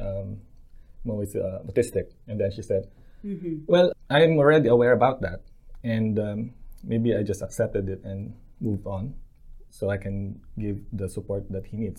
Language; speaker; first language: English; non-native, local second language; Filipino